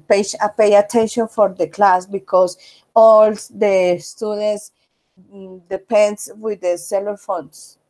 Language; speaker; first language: English; non-native, learner; Spanish